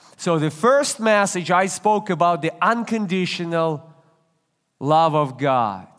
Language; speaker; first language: English; non-native, fluent; Russian